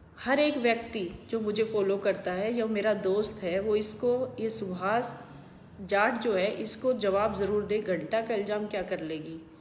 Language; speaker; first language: Hindi; native; Hindi